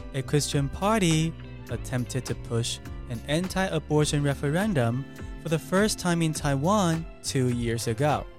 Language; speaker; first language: English; non-native, fluent; Chinese